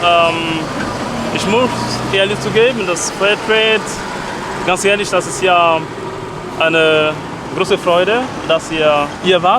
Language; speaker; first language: German; non-native, fluent; French